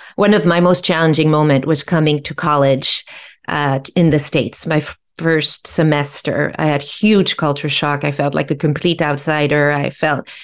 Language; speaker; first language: English; non-native, fluent; French